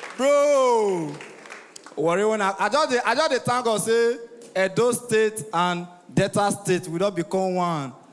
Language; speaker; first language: Nigerian Pidgin; native; Nigerian Pidgin